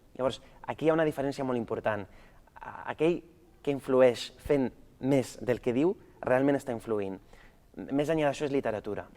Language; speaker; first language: Catalan; early bilingual, other home language; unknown